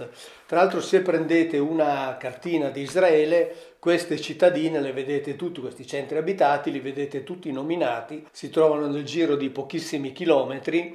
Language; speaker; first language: Italian; native; Italian